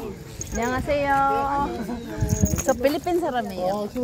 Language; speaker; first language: Korean; non-native, learner; Filipino